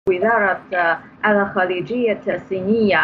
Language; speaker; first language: Arabic; non-native, fluent; Chinese